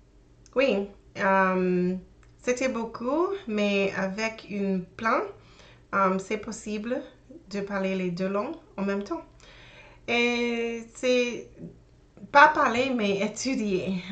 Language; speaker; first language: French; non-native, learner; English